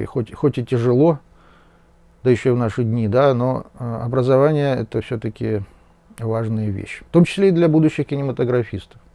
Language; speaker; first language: Russian; native; Russian